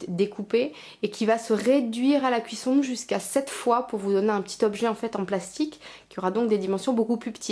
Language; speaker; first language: French; native; French